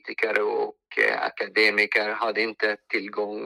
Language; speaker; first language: Swedish; non-native, fluent; Arabic